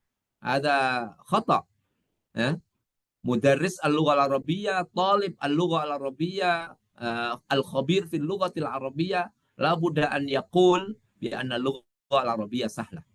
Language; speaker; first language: Arabic; non-native, fluent; Indonesian